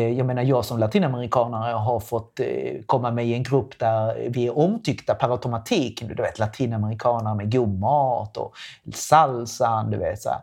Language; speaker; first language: Swedish; non-native, fluent; Spanish